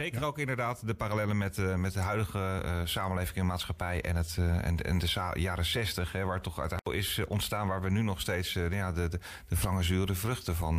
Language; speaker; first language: Dutch; native; Dutch